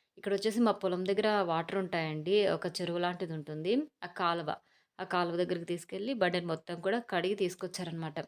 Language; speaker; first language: Telugu; native; Telugu